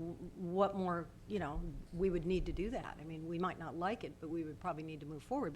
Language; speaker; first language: English; native; English